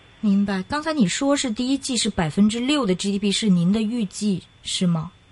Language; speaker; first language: Chinese; non-native, local second language; Cantonese